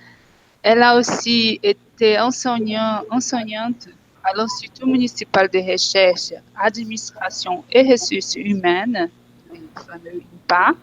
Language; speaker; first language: French; non-native, fluent; Portuguese